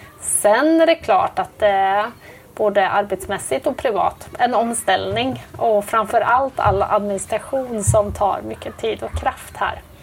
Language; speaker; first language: Swedish; native; Swedish